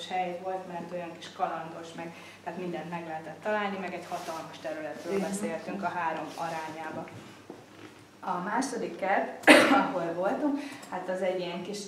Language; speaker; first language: Hungarian; native; Hungarian